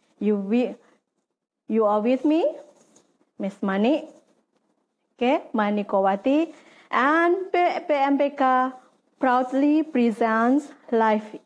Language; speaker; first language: English; non-native, fluent; Indonesian